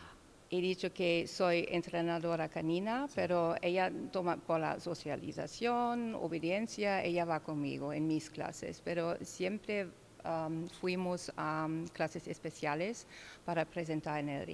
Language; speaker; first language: Spanish; non-native, learner; German